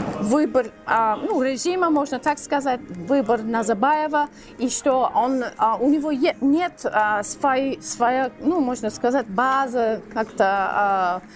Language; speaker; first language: Russian; non-native, fluent; English